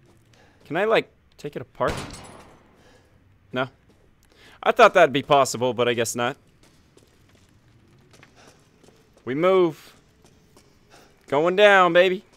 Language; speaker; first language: English; native; English